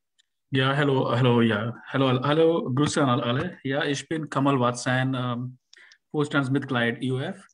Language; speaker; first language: German; non-native, learner; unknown